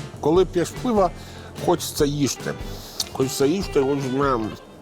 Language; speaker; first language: Ukrainian; non-native, fluent; Italian